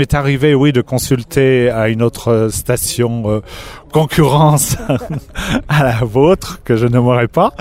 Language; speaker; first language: French; native; French